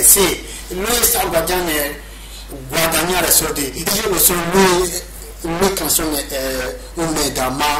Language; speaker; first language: Italian; non-native, learner; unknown